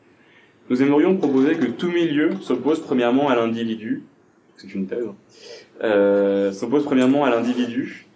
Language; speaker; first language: French; native; French